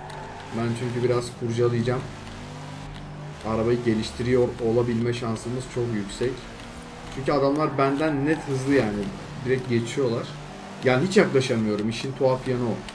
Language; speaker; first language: Turkish; native; Turkish